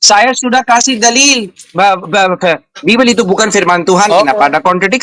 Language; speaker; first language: Indonesian; non-native, fluent; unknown